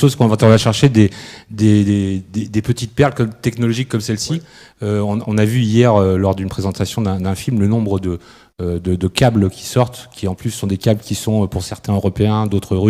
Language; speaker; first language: French; native; French